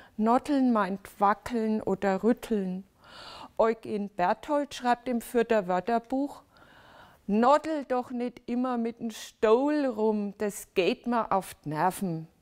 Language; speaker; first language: German; native; German